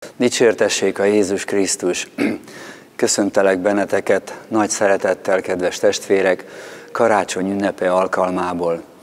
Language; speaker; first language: Hungarian; native; Hungarian